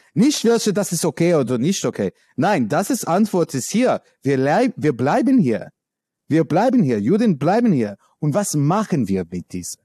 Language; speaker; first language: German; non-native, learner; English